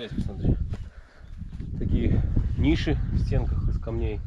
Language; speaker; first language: Russian; native; Russian